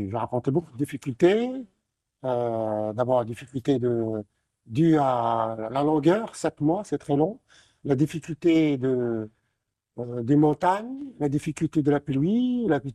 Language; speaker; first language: French; non-native, local second language; Arabic